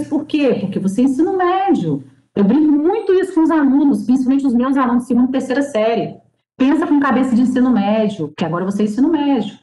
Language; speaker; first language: Portuguese; native; Portuguese